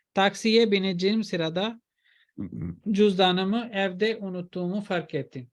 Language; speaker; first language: Turkish; non-native, fluent; Urdu